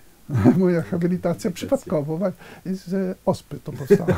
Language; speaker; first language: Polish; non-native, fluent; Italian